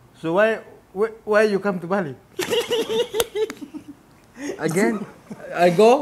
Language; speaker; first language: English; non-native, learner; Indonesian